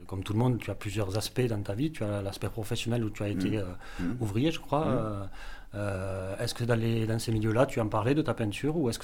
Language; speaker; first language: French; native; French